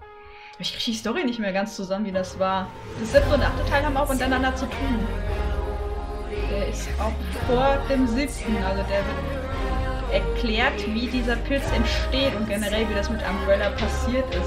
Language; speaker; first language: German; native; German